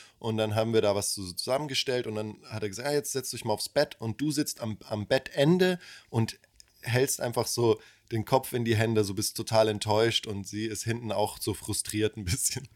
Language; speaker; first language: German; early bilingual, other home language; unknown